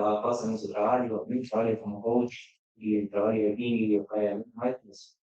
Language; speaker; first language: Spanish; non-native, learner; Portuguese